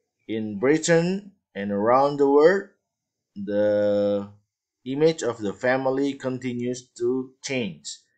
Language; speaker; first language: English; non-native, fluent; Indonesian